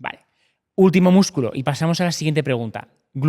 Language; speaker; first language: Spanish; native; Spanish